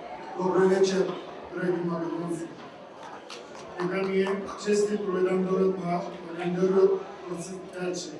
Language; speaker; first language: Macedonian; early bilingual, heritage; Macedonian